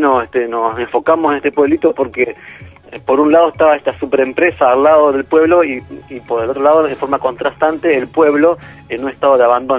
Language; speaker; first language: Spanish; native; Spanish